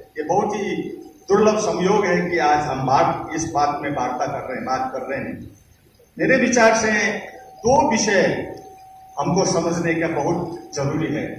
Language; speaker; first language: Hindi; non-native, fluent; Nepali